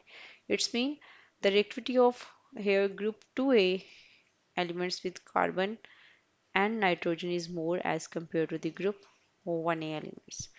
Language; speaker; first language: English; non-native, local second language; Urdu